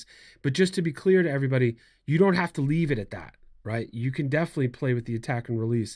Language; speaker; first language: English; native; English